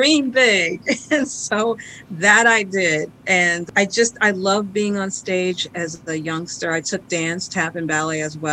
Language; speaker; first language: English; native; English